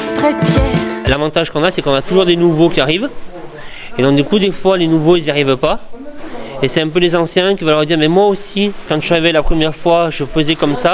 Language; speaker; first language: French; native; French